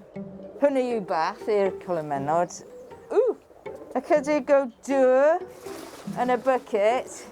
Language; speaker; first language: Welsh; non-native, local second language; English